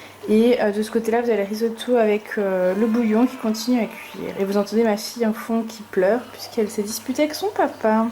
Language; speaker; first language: French; native; French